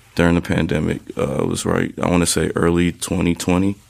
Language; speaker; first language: English; native; English